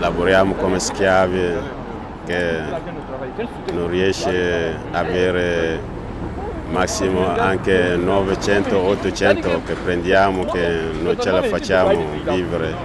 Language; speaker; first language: Italian; non-native, learner; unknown